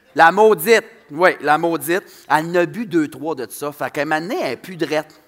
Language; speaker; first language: French; native; French